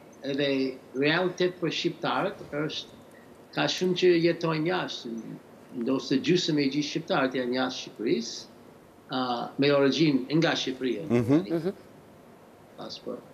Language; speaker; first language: Albanian; early bilingual, heritage; English